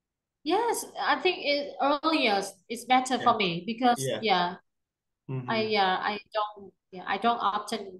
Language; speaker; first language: English; non-native, learner; Vietnamese